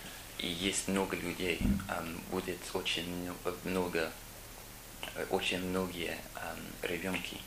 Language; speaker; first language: Russian; non-native, learner; English